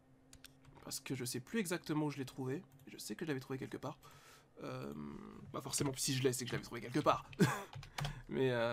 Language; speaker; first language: French; native; French